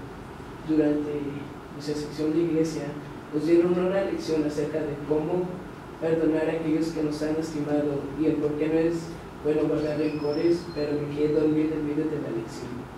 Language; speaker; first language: Spanish; non-native, learner; English